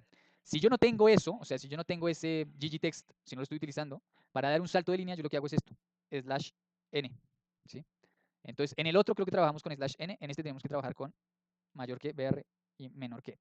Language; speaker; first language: Spanish; native; Spanish